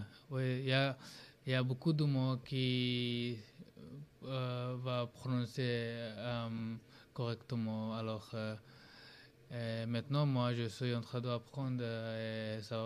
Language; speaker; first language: French; non-native, learner; Bangla